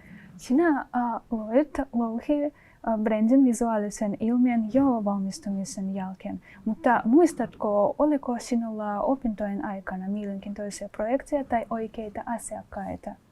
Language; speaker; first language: Finnish; non-native, fluent; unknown